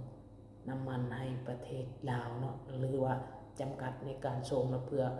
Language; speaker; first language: Thai; non-native, local second language; Lao